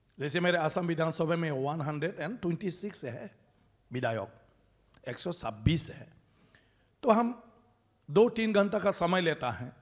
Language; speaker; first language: Hindi; non-native, local second language; Bodo